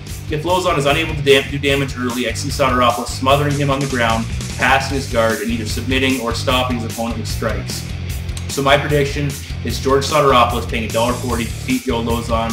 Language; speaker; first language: English; native; English